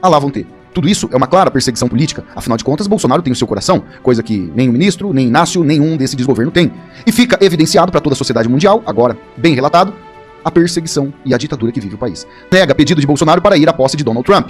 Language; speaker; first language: Portuguese; native; Portuguese